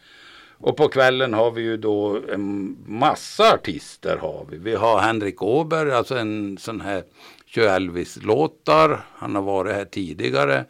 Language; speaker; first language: Swedish; native; Swedish